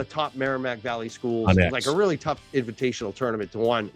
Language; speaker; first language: English; native; English